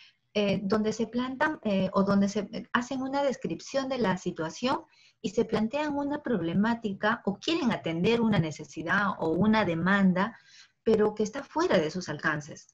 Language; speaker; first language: Spanish; native; Spanish